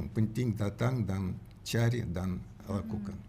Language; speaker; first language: Indonesian; non-native, learner; Russian